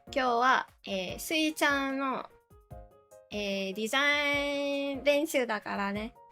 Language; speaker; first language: Japanese; non-native, learner; English